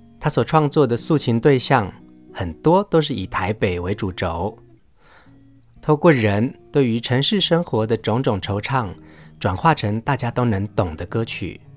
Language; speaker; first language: Chinese; native; Chinese